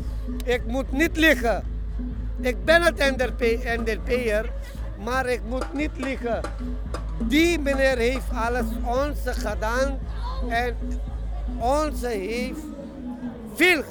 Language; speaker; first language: Dutch; non-native, local second language; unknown